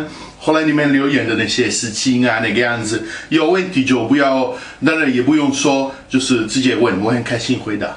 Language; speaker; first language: Chinese; non-native, fluent; Italian